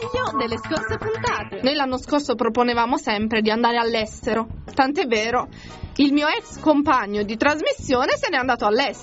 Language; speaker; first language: Italian; native; Italian